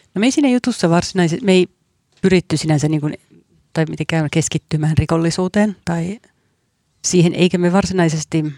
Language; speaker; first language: Finnish; native; Finnish